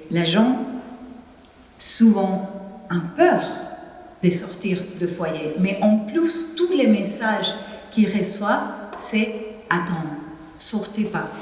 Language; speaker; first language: French; non-native, fluent; Spanish